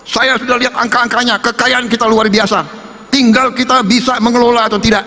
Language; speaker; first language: Indonesian; native; Indonesian